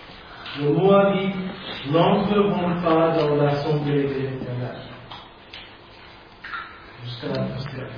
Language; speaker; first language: French; non-native, fluent; English